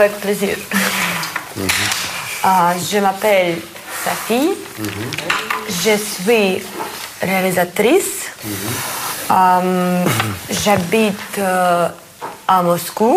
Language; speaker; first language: French; non-native, learner; Russian